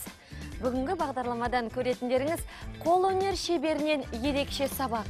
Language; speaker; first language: Kazakh; native; Kazakh